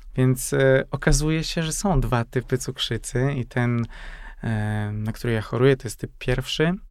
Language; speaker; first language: Polish; non-native, fluent; Hungarian